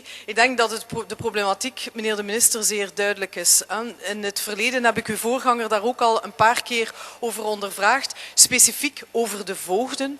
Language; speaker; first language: Dutch; native; Dutch